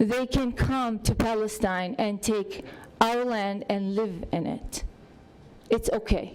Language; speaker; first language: English; non-native, fluent; Arabic